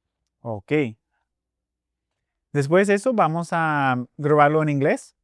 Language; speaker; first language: Spanish; non-native, fluent; English